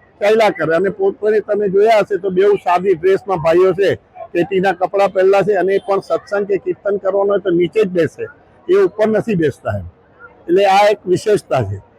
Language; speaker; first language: Gujarati; non-native, local second language; Sindhi